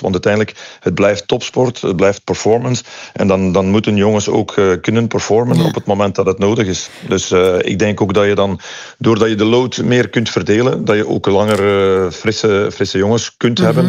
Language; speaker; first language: Dutch; native; Dutch